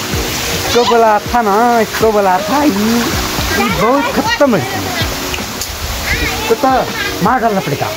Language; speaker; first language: Hindi; non-native, learner; Nepali